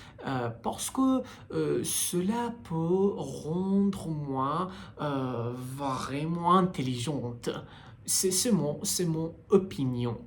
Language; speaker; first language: French; non-native, learner; Persian